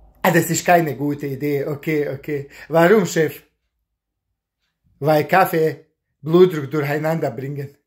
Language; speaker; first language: German; non-native, learner; Bosnian